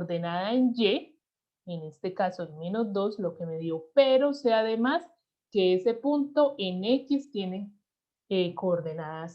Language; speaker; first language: Spanish; native; Spanish